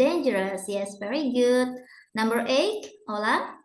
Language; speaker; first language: English; non-native, learner; Indonesian